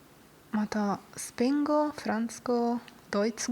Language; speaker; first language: Japanese; non-native, learner; Italian